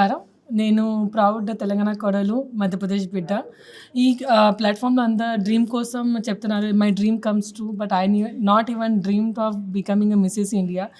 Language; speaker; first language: Telugu; non-native, learner; Hindi